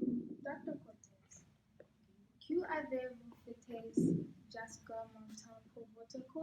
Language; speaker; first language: French; non-native, learner; English